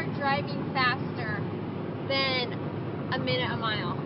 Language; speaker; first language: English; native; English